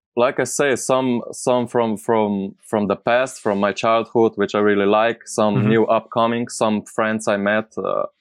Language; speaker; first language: English; non-native, fluent; Slovenian